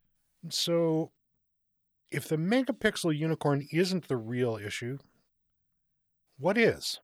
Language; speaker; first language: English; native; English